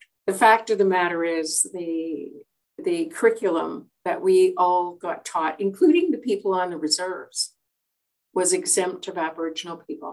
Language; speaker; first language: English; native; English